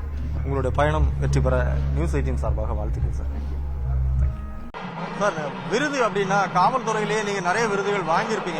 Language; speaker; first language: Tamil; native; Tamil